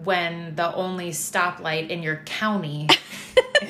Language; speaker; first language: English; native; English